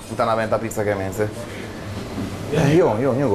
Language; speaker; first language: Hungarian; non-native, learner; Italian